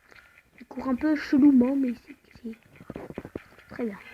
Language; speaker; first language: French; native; French